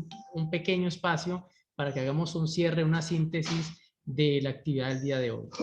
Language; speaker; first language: Spanish; native; Spanish